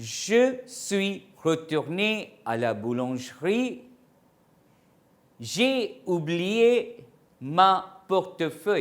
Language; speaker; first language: French; non-native, fluent; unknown